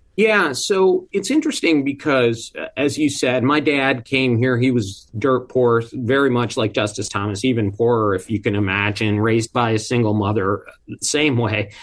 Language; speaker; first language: English; early bilingual, other home language; Hindi